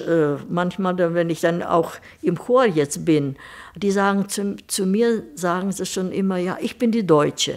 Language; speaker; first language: German; early bilingual, heritage; German